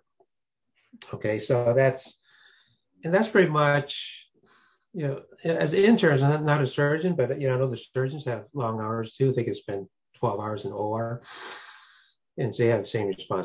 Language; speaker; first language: English; early bilingual, other home language; Cantonese